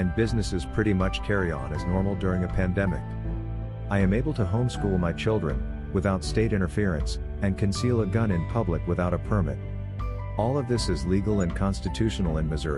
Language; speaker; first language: English; native; English